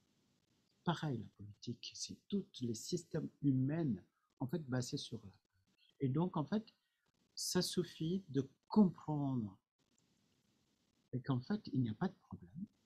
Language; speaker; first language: French; non-native, fluent; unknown